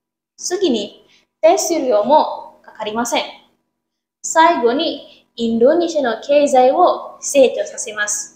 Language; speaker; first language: Japanese; non-native, learner; Indonesian